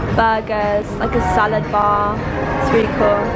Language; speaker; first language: English; early bilingual, other home language; Persian